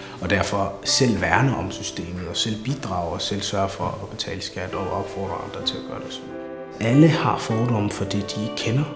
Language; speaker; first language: Danish; early bilingual, other home language; Somali